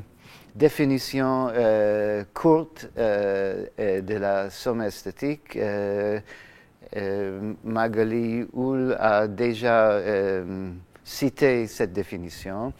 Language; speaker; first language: French; non-native, fluent; English